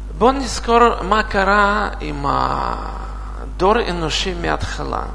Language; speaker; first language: Hebrew; non-native, fluent; Russian